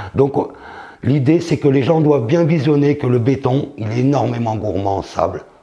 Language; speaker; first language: French; native; French